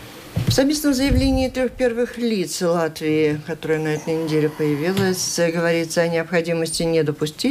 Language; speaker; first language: Russian; native; Russian